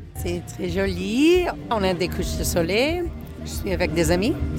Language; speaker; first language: French; non-native, learner; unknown